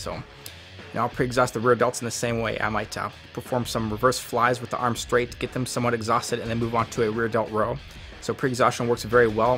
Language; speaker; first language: English; native; English